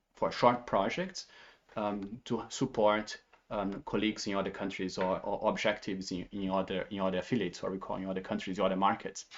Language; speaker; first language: English; non-native, fluent; Portuguese